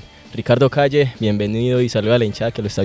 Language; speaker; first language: Spanish; native; Spanish